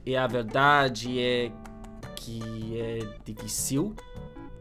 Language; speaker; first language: Portuguese; non-native, learner; English